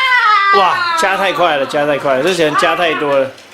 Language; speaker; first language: Chinese; native; Chinese